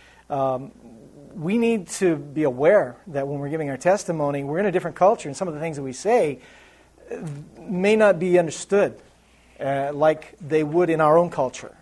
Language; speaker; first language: English; native; English